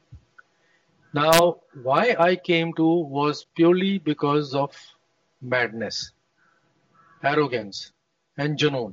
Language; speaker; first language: English; non-native, local second language; Hindi